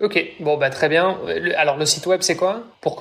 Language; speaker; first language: French; native; French